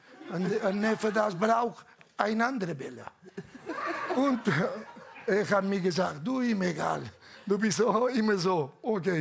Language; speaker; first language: German; non-native, learner; Catalan